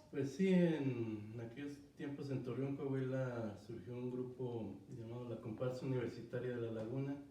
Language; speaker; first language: Spanish; native; Spanish